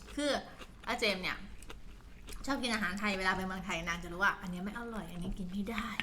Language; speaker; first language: Thai; non-native, local second language; Northeastern Thai